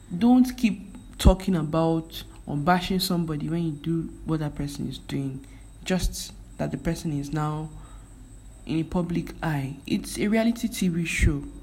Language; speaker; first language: English; non-native, local second language; Igbo